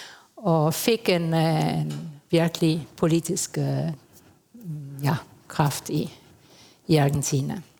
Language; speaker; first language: Danish; early bilingual, heritage; Spanish